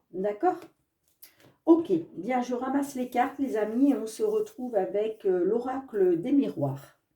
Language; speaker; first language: French; native; French